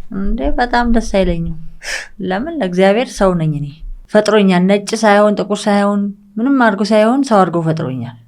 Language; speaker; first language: Amharic; early bilingual, other home language; English